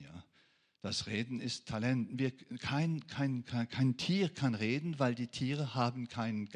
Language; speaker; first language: German; non-native, fluent; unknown